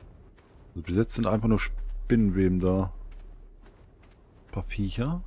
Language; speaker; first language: German; native; German